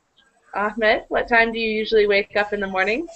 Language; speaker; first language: English; native; English